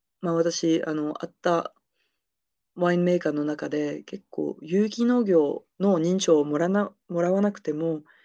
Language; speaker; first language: Japanese; non-native, fluent; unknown